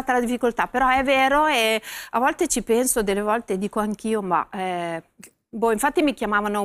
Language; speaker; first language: Italian; native; Italian